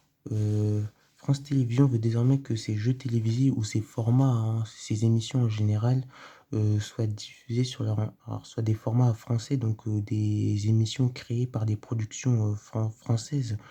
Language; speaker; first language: French; native; French